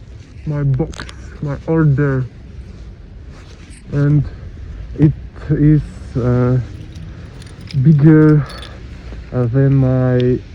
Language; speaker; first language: English; non-native, learner; Russian